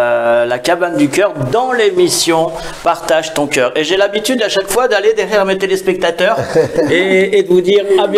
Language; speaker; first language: French; native; French